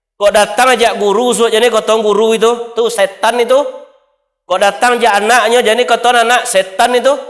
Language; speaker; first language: Malay; non-native, local second language; Minangkabau